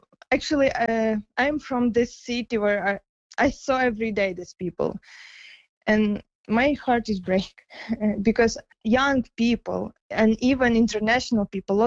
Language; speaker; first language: English; non-native, fluent; Ukrainian